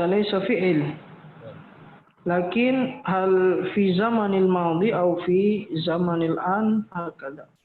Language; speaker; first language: Arabic; non-native, fluent; Indonesian